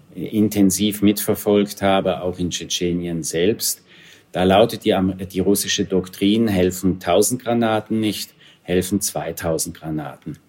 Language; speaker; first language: German; native; German